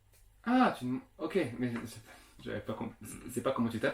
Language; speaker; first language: French; native; French